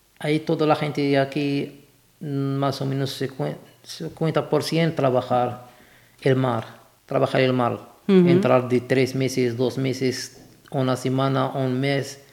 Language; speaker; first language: Spanish; non-native, learner; Arabic